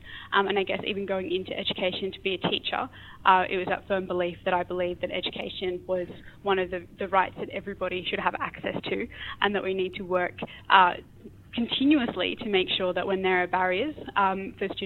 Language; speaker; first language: English; native; English